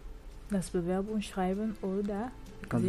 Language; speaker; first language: German; non-native, fluent; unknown